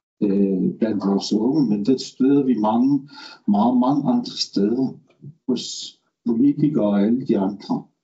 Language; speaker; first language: Danish; non-native, local second language; Kalaallisut